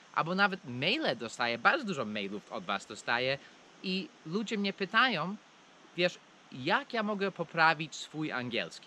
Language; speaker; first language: Polish; non-native, fluent; English